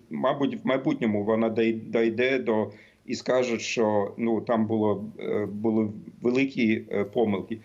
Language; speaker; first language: Ukrainian; non-native, fluent; German